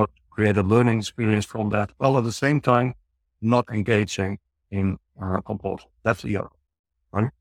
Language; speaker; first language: English; non-native, fluent; Dutch